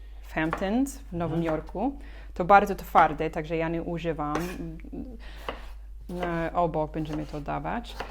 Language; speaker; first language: Polish; non-native, learner; English